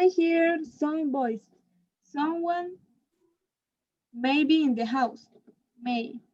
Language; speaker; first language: English; non-native, learner; Spanish